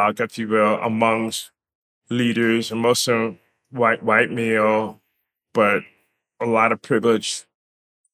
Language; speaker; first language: English; native; English